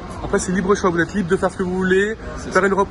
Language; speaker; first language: French; native; French